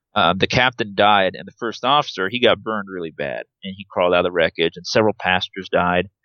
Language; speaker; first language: English; native; English